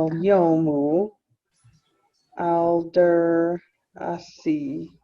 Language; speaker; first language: Arabic; non-native, learner; English